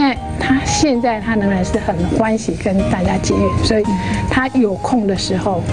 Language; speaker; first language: Chinese; native; Chinese